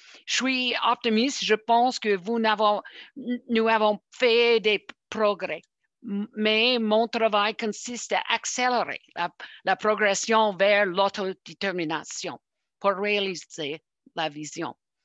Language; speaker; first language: French; non-native, fluent; English